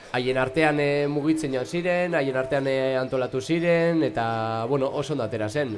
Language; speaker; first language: Basque; non-native, local second language; Spanish